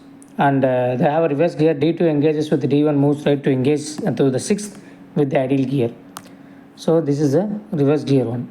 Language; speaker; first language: English; non-native, local second language; Tamil